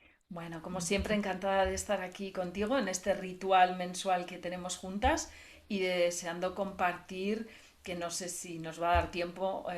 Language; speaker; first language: Spanish; native; Spanish